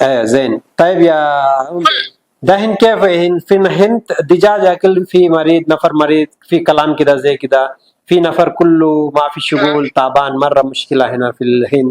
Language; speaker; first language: Arabic; non-native, learner; Telugu